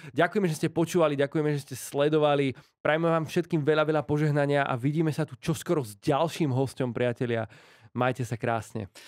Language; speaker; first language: Slovak; native; Slovak